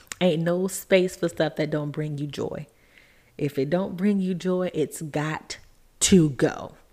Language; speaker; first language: English; native; English